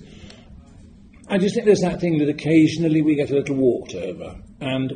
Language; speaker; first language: English; native; English